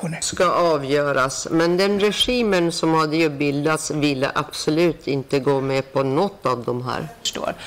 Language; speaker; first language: Swedish; non-native, fluent; Persian